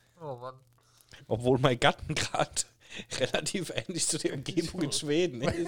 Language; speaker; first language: German; native; German